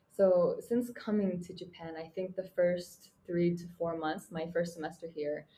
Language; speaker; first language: English; non-native, fluent; Mongolian